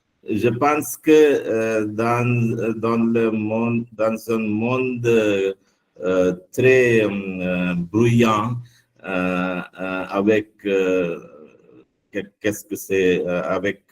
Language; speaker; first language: French; non-native, learner; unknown